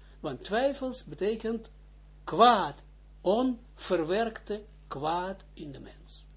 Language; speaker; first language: Dutch; non-native, fluent; Hebrew